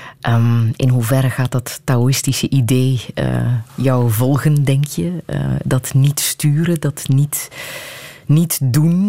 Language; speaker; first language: Dutch; native; Dutch